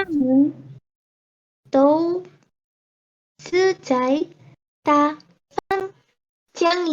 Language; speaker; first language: Chinese; non-native, learner; Portuguese